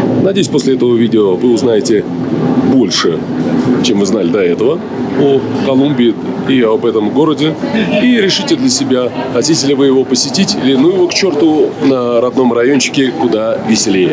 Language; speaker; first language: Russian; native; Russian